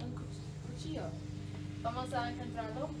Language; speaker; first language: Spanish; non-native, learner; English